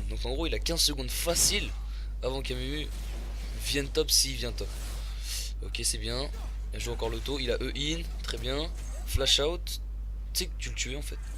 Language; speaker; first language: French; native; French